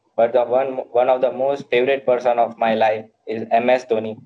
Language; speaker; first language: English; non-native, local second language; Gujarati